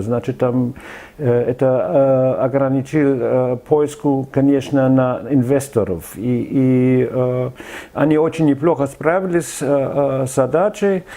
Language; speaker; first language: Russian; non-native, fluent; German